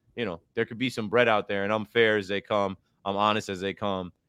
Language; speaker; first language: English; native; English